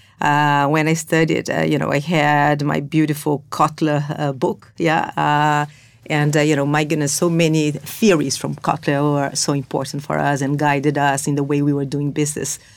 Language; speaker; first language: English; non-native, fluent; Portuguese